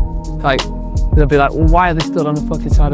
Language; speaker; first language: English; native; English